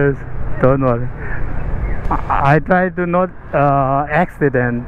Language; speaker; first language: English; non-native, learner; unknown